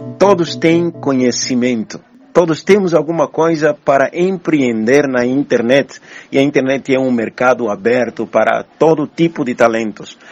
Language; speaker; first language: Portuguese; native; Portuguese